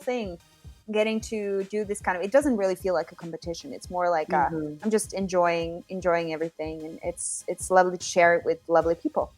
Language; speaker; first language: English; non-native, fluent; Finnish